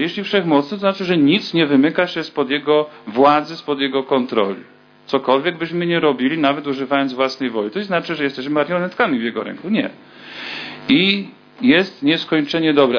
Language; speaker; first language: Polish; native; Polish